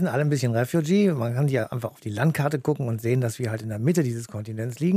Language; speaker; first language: German; native; German